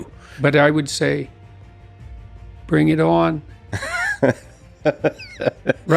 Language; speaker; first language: English; native; English